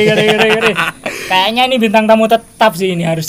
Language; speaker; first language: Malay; non-native, local second language; Javanese